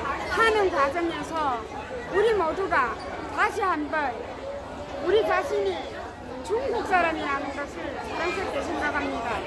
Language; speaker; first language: Korean; non-native, fluent; Chinese